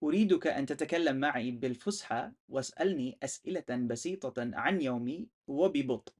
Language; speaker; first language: Arabic; non-native, fluent; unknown